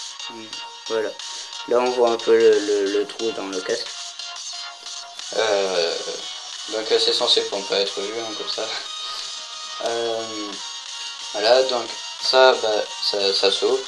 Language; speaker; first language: French; native; French